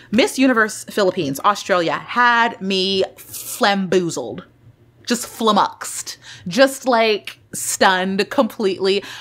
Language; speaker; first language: English; native; English